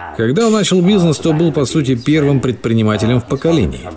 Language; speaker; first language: Russian; non-native, fluent; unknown